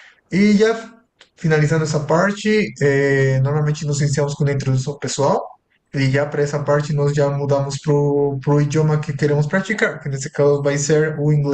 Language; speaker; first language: Portuguese; non-native, fluent; Spanish